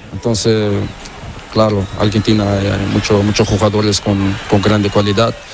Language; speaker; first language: Spanish; non-native, learner; Portuguese